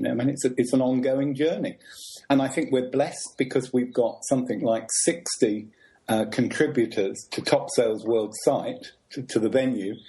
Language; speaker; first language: English; native; English